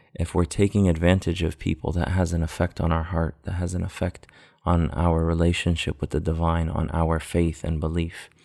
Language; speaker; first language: English; native; English